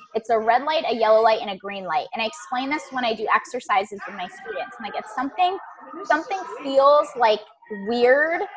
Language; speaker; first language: English; native; English